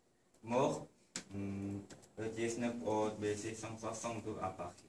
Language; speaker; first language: French; non-native, learner; Korean